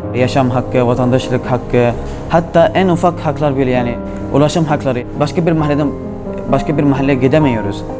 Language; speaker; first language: Turkish; early bilingual, other home language; Arabic